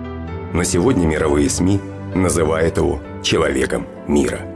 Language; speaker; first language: Russian; native; Russian